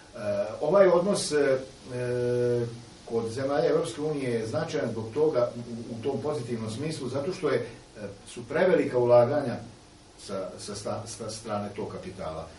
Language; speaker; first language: Serbian; native; Serbian